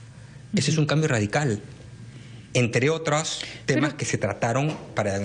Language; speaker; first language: Spanish; native; Spanish